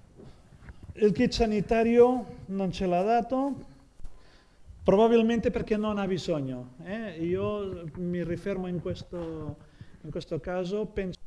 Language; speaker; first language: Italian; non-native, fluent; Catalan